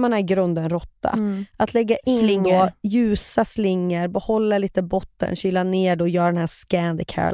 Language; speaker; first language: Swedish; native; Swedish